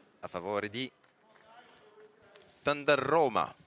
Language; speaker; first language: Italian; non-native, fluent; French